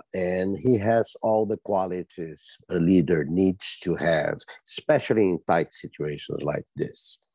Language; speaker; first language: English; non-native, fluent; Portuguese